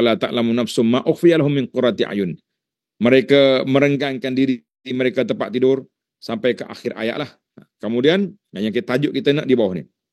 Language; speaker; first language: Malay; native; Malay